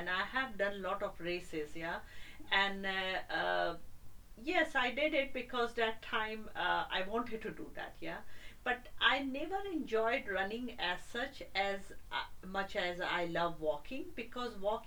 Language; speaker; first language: English; non-native, local second language; Hindi